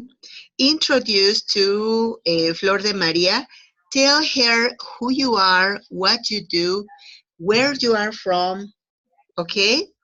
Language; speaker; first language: English; non-native, fluent; Spanish